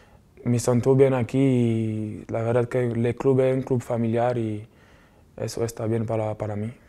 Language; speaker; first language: Spanish; non-native, fluent; French